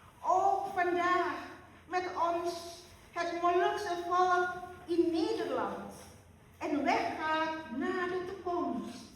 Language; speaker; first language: Dutch; early bilingual, other home language; Malay